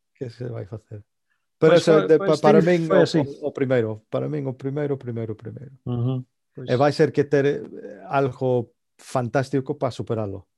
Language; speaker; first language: Galician; native; Galician